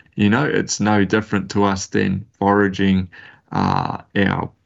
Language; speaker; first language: English; native; English